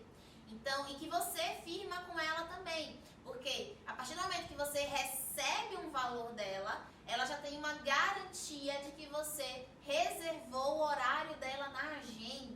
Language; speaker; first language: Portuguese; native; Portuguese